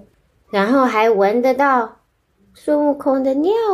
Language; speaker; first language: Chinese; native; Chinese